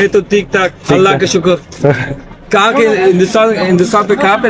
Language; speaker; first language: Hindi; non-native, learner; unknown